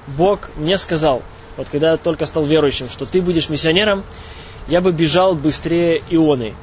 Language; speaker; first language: Russian; native; Russian